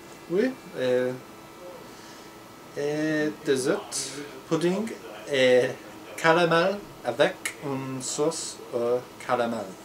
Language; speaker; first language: French; non-native, learner; English